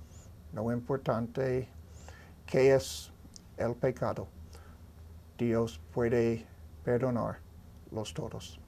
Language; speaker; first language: Spanish; non-native, learner; English